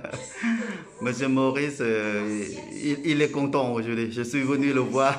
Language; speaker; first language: French; non-native, learner; Thai